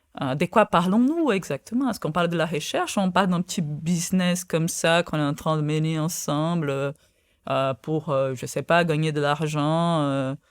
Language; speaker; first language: French; non-native, fluent; Portuguese